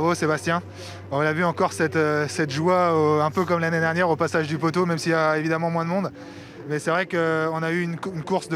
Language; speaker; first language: French; native; French